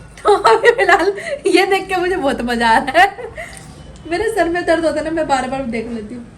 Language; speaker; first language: Hindi; native; Hindi